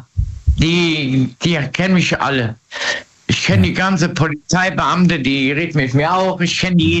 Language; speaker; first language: German; native; German